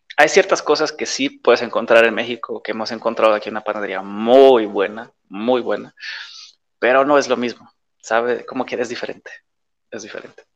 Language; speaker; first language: Spanish; non-native, fluent; Polish